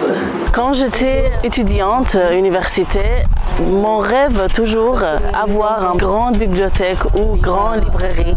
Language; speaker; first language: French; non-native, learner; Kurdish